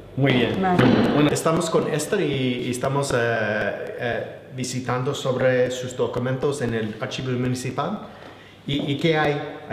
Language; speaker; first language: Spanish; non-native, fluent; English